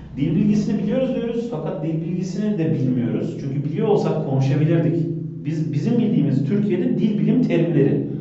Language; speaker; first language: Turkish; native; Turkish